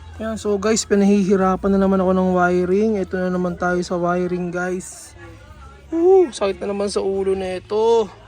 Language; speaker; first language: Filipino; native; Filipino